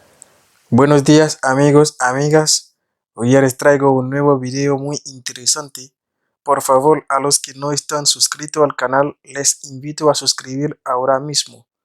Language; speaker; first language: Spanish; non-native, learner; Haitian Creole